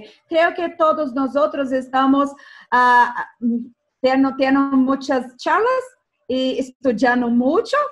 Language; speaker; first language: Spanish; non-native, fluent; Portuguese